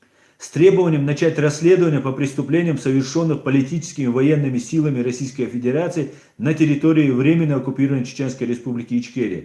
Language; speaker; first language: Russian; non-native, local second language; Chechen